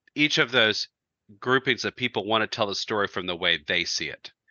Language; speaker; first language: English; native; English